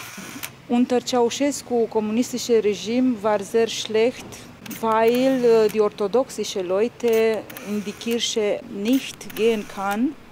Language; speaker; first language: German; non-native, learner; Romanian